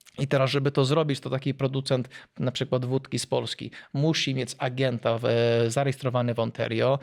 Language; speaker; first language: Polish; early bilingual, heritage; Polish